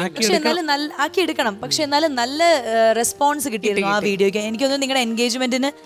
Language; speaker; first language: Malayalam; native; Malayalam